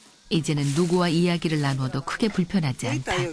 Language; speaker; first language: Korean; native; Korean